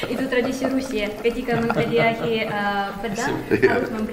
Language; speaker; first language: Indonesian; non-native, fluent; Russian